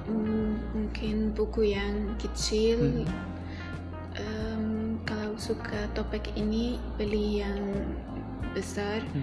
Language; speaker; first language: Indonesian; non-native, learner; Arabic